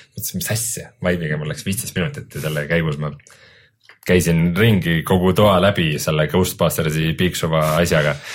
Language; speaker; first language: Estonian; native; Estonian